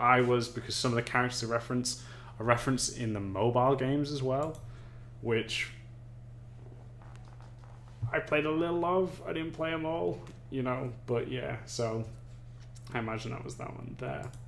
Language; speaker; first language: English; native; English